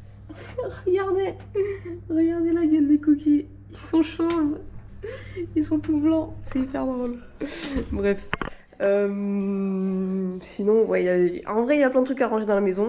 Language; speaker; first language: French; native; French